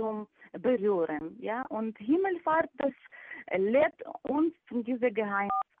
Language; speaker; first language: German; non-native, fluent; Ukrainian